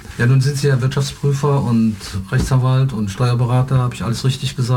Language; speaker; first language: German; native; German